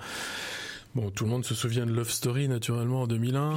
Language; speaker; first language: French; native; French